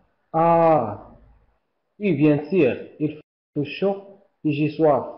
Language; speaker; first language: French; non-native, learner; Arabic